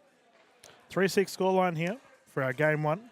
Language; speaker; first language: English; native; English